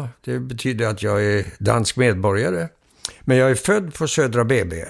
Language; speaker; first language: Swedish; early bilingual, heritage; Swedish